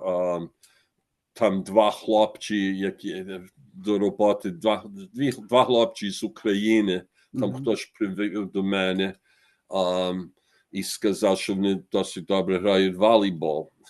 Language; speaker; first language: Ukrainian; early bilingual, heritage; Ukrainian